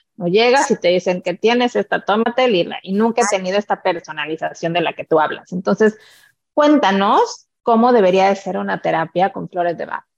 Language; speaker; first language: Spanish; native; Spanish